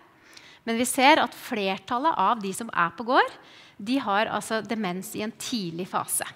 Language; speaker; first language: Norwegian; native; Norwegian